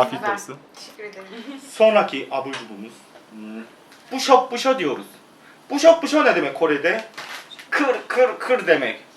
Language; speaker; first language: Turkish; non-native, fluent; Korean